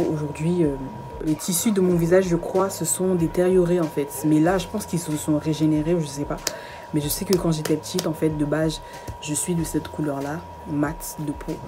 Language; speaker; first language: French; early bilingual, other home language; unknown